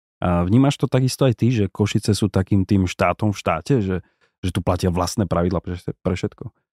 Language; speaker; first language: Slovak; native; Slovak